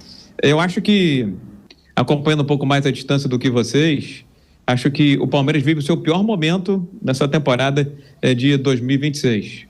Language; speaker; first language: Portuguese; native; Portuguese